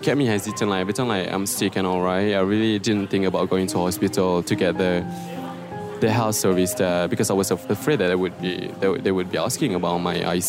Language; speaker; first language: English; non-native, local second language; Malay